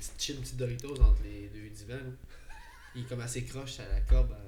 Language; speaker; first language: French; native; French